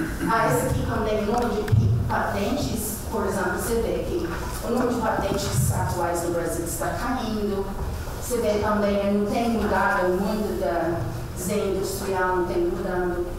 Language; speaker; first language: Portuguese; native; Portuguese